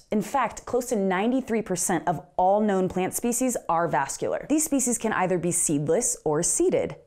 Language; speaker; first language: English; native; English